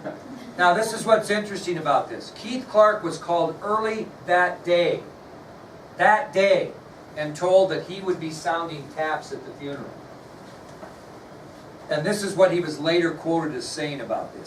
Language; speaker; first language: English; native; English